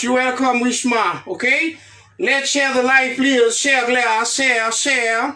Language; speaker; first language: English; non-native, fluent; Haitian Creole